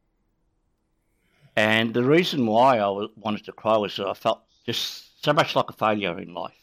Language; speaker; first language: English; native; English